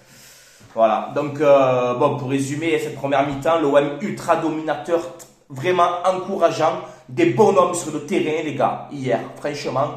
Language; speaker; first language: French; native; French